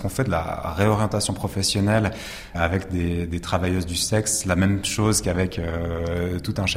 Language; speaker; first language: French; native; French